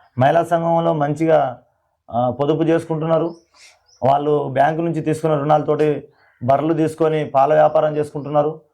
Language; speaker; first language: Telugu; non-native, local second language; Lambadi